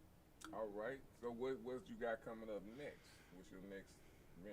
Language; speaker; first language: English; native; English